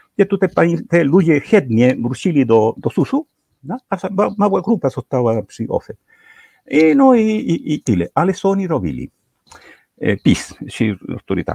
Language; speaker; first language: Polish; non-native, fluent; Spanish